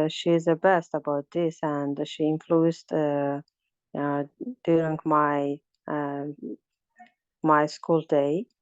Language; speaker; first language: English; non-native, learner; Azerbaijani